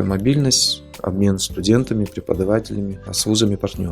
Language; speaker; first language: Russian; non-native, local second language; Yakut